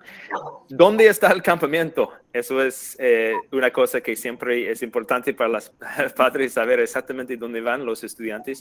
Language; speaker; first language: Spanish; non-native, fluent; English